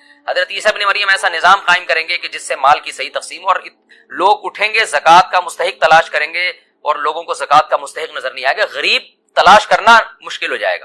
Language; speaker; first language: Urdu; native; Urdu